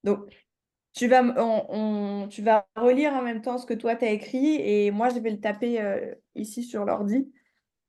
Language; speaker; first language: French; native; French